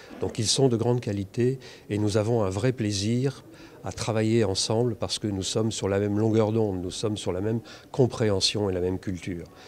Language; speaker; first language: French; native; French